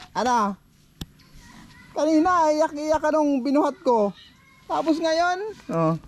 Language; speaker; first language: Filipino; non-native, local second language; Bikol